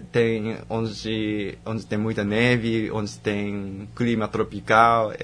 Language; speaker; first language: Portuguese; non-native, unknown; Japanese